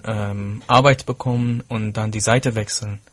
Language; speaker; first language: German; non-native, fluent; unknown